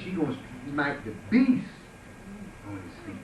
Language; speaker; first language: English; native; English